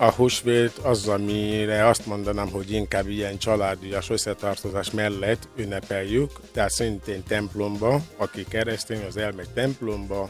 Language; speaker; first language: Hungarian; non-native, fluent; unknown